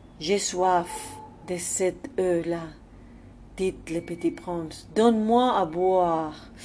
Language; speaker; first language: French; non-native, fluent; Spanish